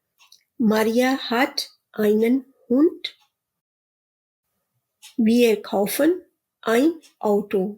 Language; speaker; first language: German; non-native, fluent; Urdu